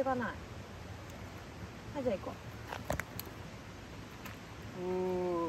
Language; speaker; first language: Japanese; native; Japanese